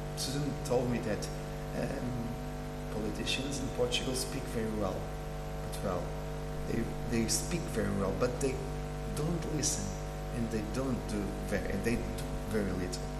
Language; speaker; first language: English; non-native, fluent; Portuguese